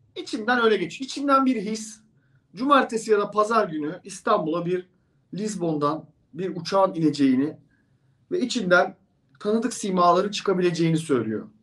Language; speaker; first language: Turkish; native; Turkish